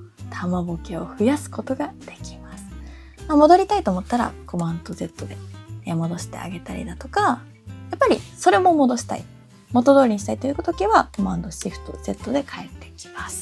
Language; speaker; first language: Japanese; native; Japanese